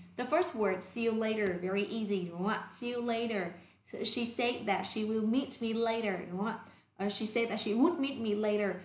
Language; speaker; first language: English; non-native, fluent; Vietnamese